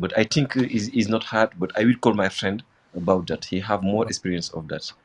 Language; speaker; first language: English; non-native, local second language; Wolof